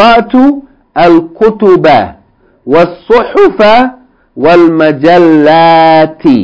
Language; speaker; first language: Arabic; non-native, fluent; English